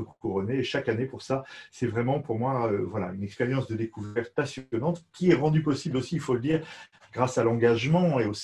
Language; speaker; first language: French; native; French